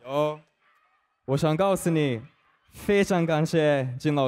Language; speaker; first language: Chinese; non-native, learner; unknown